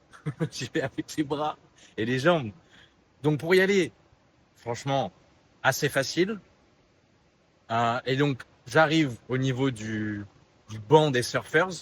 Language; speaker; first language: French; native; French